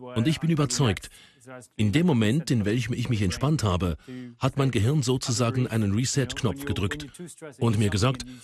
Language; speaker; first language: German; native; German